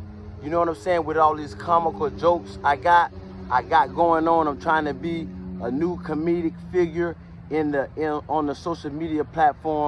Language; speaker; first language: English; native; English